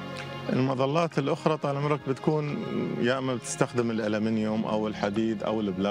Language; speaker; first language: Arabic; native; Arabic